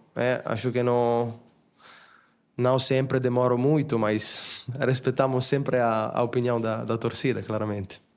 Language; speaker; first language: Portuguese; non-native, fluent; Italian